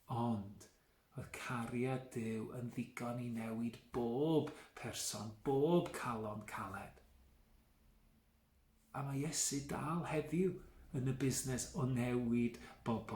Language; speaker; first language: Welsh; native; Welsh